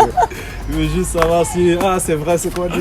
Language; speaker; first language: French; non-native, local second language; Bambara